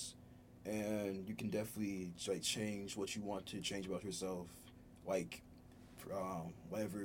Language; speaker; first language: English; early bilingual, other home language; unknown